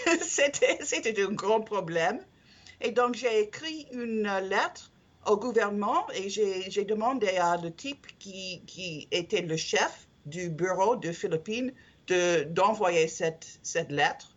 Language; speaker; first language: French; non-native, learner; English